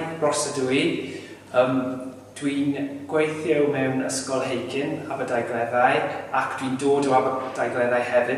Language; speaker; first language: Welsh; non-native, learner; English